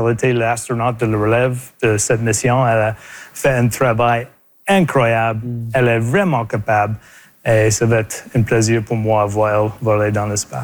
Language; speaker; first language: French; non-native, local second language; English